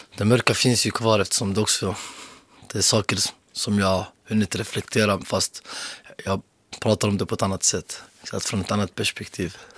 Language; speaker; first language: Swedish; early bilingual, other home language; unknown